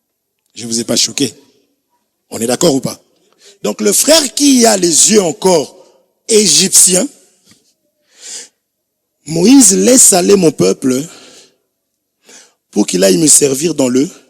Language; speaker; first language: French; non-native, local second language; Lingala